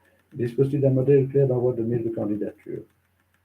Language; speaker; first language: French; native; French